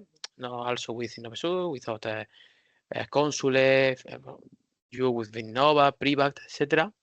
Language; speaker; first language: English; non-native, learner; Spanish